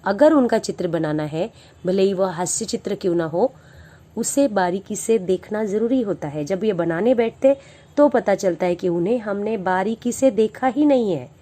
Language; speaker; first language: Hindi; non-native, local second language; Marathi